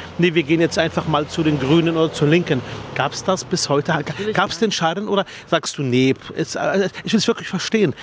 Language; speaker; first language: German; early bilingual, other home language; Arabic